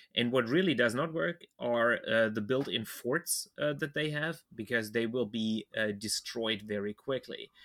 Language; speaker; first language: English; non-native, fluent; German